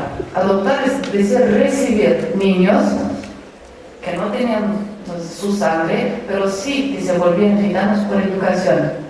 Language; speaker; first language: Spanish; non-native, fluent; Romanian